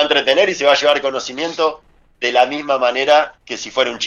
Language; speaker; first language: Spanish; native; Spanish